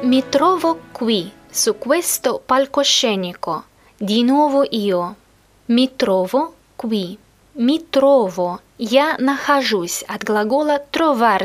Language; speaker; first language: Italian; non-native, fluent; Russian